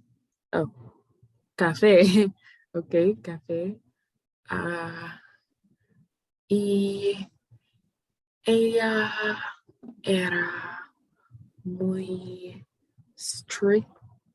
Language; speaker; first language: Spanish; non-native, learner; English